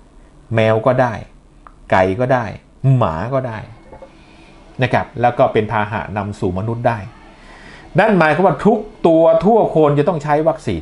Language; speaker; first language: Thai; native; Thai